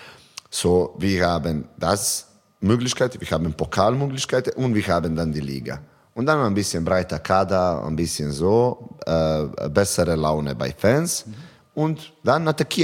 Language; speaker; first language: German; non-native, fluent; Serbian